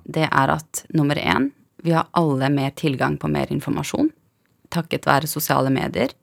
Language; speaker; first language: Norwegian; early bilingual, other home language; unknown